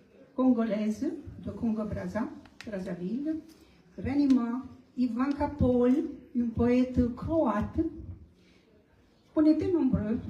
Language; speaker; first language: French; non-native, fluent; Romanian